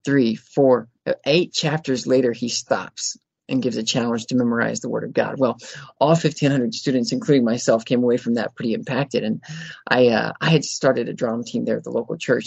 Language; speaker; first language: English; native; English